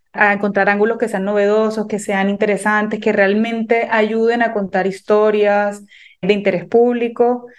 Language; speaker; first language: Spanish; native; Spanish